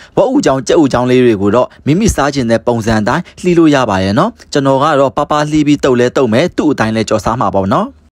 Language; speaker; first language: Burmese; native; Burmese